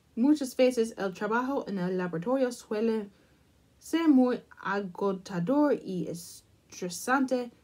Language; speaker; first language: Spanish; non-native, learner; English